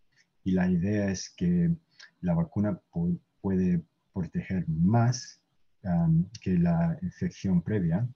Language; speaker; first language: Spanish; non-native, fluent; English